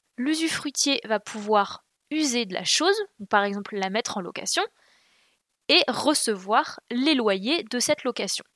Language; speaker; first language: French; native; French